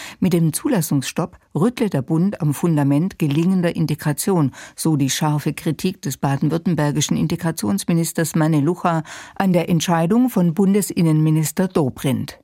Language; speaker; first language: German; native; German